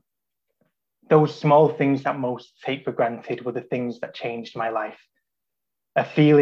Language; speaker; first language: English; native; English